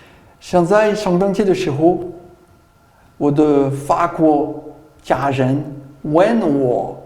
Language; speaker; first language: Chinese; non-native, learner; French